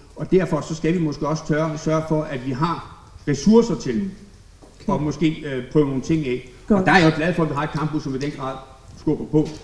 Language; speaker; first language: Danish; native; Danish